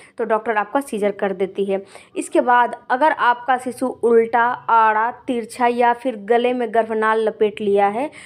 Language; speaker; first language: Hindi; native; Hindi